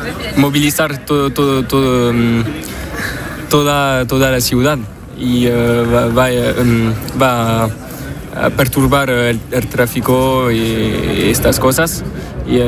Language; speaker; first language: Spanish; non-native, learner; French